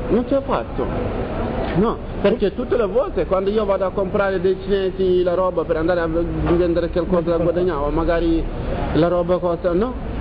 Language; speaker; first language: Italian; non-native, learner; Wolof